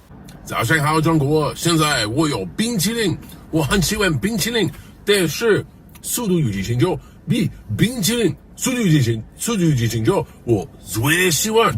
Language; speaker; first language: Chinese; non-native, learner; English